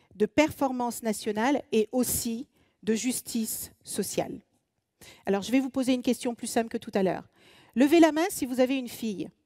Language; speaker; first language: French; native; French